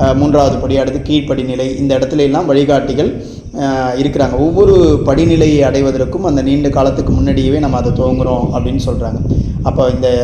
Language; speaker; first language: Tamil; native; Tamil